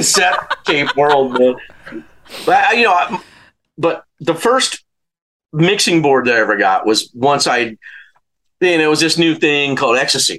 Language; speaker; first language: English; native; English